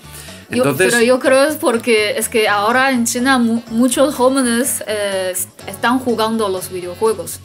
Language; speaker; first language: Spanish; non-native, learner; Chinese